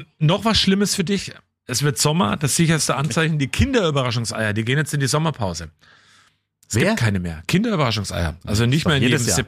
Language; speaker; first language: German; native; German